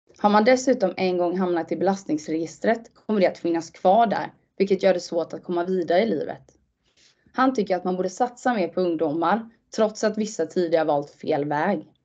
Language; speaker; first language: Swedish; native; Swedish